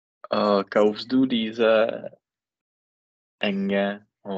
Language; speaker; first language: German; non-native, learner; Czech